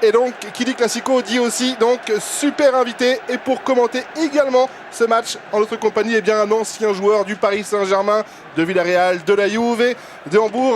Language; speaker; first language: French; native; French